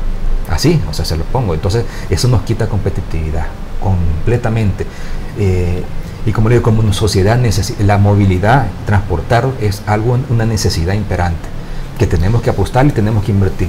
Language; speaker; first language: Spanish; native; Spanish